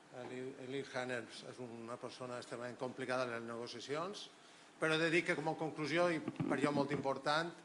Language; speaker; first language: Catalan; native; Catalan